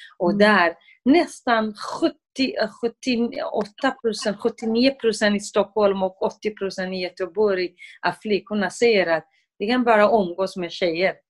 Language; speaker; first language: Swedish; non-native, fluent; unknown